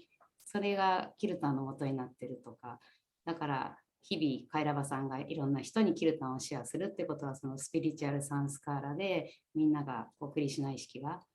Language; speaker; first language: Japanese; native; Japanese